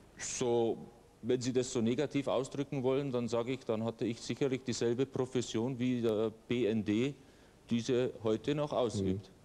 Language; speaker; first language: German; native; German